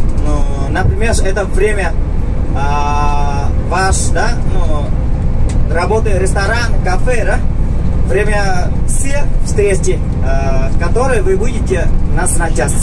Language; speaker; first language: Russian; non-native, learner; Vietnamese